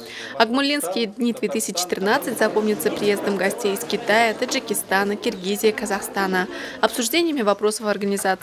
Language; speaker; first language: Russian; native; Russian